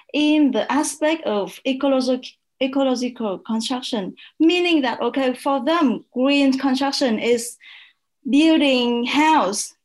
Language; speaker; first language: English; non-native, fluent; Vietnamese